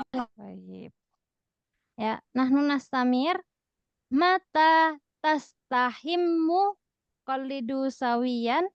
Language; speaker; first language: Arabic; non-native, fluent; Indonesian